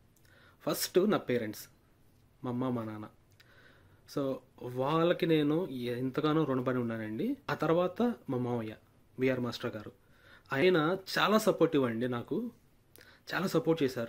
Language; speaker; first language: Telugu; native; Telugu